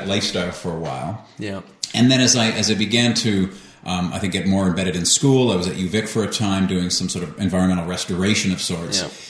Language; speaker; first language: English; native; English